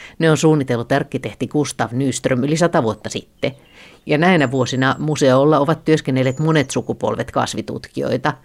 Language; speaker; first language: Finnish; native; Finnish